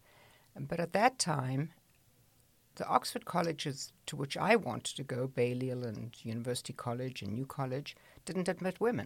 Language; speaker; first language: English; native; English